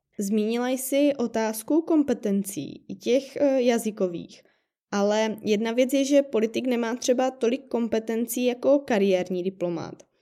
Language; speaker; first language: Czech; native; Czech